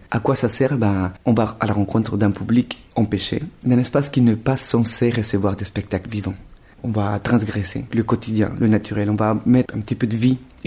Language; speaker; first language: French; non-native, fluent; Spanish